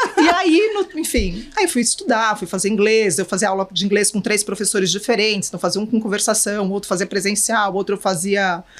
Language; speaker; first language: Portuguese; native; Portuguese